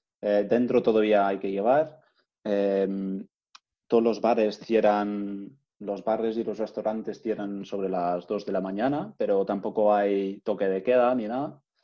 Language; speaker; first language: Spanish; non-native, fluent; English